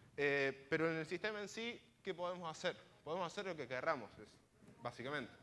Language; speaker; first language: Spanish; native; Spanish